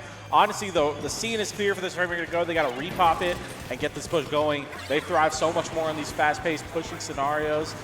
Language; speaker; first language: English; native; English